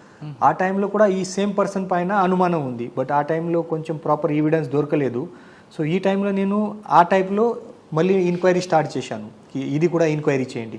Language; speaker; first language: Telugu; non-native, learner; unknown